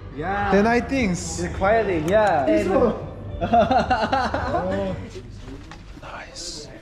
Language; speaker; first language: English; non-native, learner; Korean